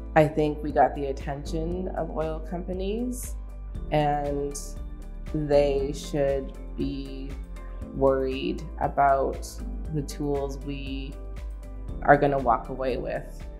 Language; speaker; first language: English; native; English